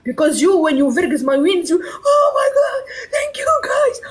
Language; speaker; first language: English; non-native, learner; Arabic